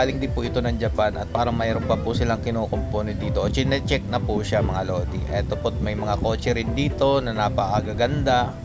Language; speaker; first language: Filipino; non-native, local second language; Cebuano